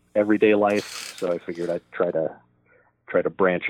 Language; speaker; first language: English; native; English